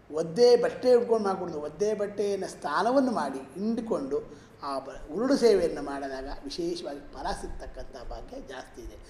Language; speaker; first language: Kannada; native; Kannada